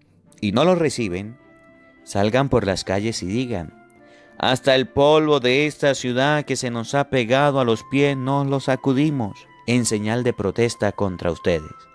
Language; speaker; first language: Spanish; native; Spanish